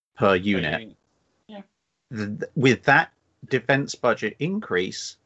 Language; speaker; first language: English; native; English